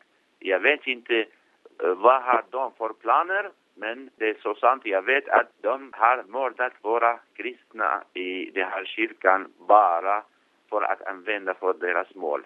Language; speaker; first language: Swedish; non-native, fluent; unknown